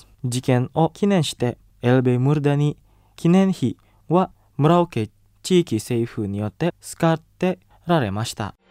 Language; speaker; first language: Japanese; non-native, fluent; Indonesian